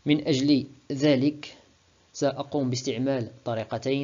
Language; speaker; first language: Arabic; native; Arabic